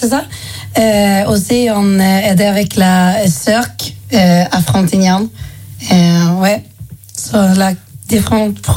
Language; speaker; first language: French; non-native, learner; Swedish